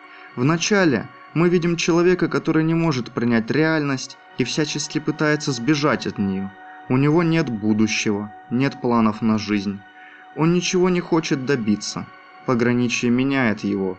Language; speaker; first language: Russian; native; Russian